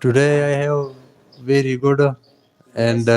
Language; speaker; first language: English; non-native, learner; Pashto